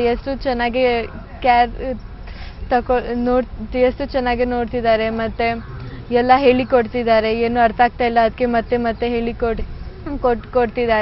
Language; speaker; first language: Kannada; early bilingual, heritage; Kannada